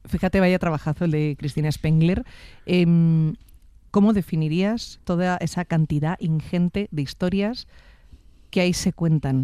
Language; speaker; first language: Spanish; native; Spanish